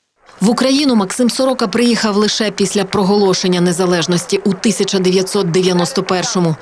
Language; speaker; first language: Ukrainian; native; Ukrainian